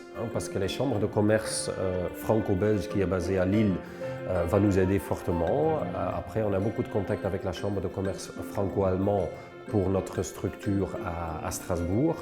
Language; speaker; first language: French; non-native, local second language; Dutch